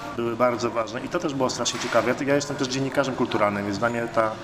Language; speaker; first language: Polish; native; Polish